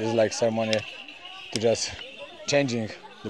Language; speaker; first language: English; non-native, learner; Polish